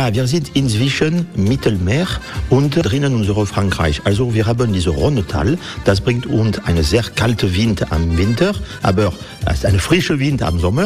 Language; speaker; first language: German; non-native, fluent; French